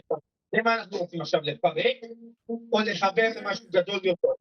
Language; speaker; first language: Hebrew; native; Hebrew